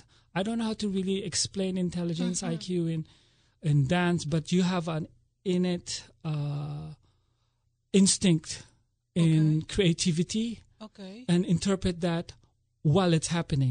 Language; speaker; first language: English; non-native, local second language; Filipino